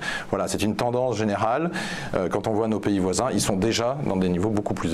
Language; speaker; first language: French; native; French